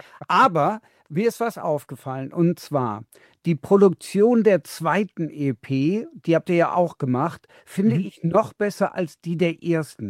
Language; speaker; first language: German; native; German